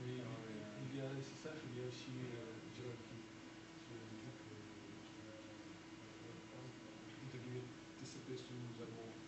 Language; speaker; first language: French; non-native, fluent; Russian